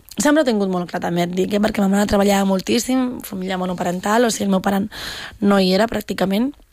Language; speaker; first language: Catalan; non-native, local second language; Spanish